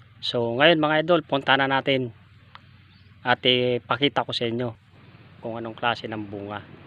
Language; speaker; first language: Filipino; non-native, local second language; Waray